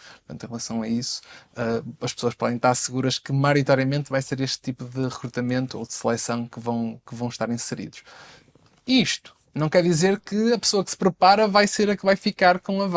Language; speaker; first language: Portuguese; native; Portuguese